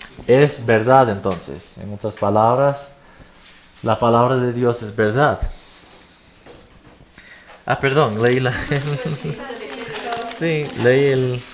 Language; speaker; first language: Spanish; non-native, fluent; English